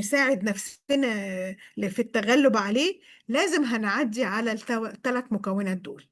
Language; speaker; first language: Arabic; native; Arabic